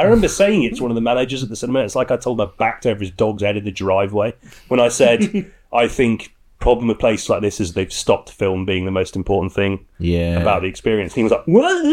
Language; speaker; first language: English; native; English